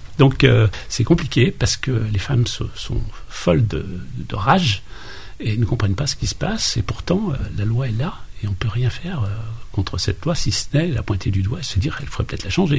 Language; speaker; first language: French; native; French